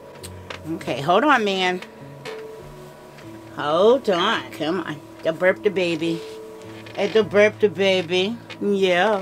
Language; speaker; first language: English; native; English